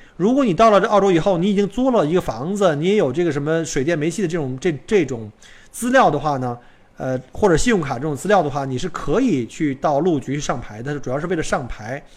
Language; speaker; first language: Chinese; native; Chinese